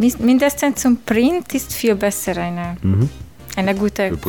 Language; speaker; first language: German; non-native, fluent; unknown